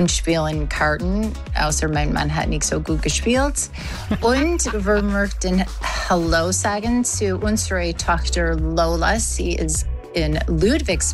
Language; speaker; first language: German; non-native, learner; English